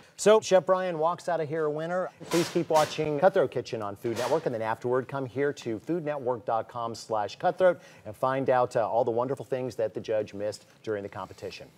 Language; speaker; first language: English; native; English